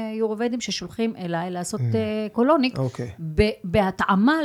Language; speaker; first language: Hebrew; non-native, fluent; Russian